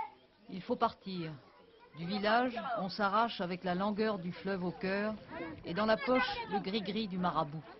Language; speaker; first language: French; native; French